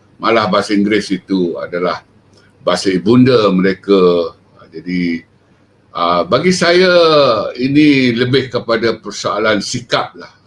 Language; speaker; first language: Malay; non-native, local second language; Chinese